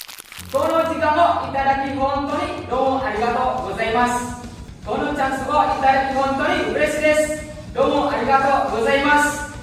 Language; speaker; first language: Japanese; non-native, learner; Indonesian